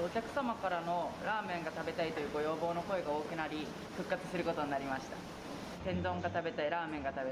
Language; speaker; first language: Japanese; native; Japanese